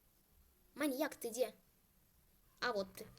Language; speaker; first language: Russian; native; Russian